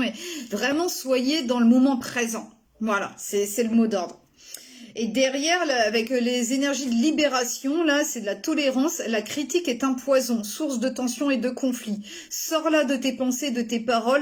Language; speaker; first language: French; native; French